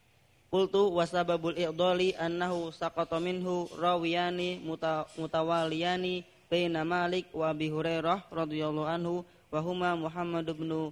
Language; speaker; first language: Arabic; non-native, learner; Indonesian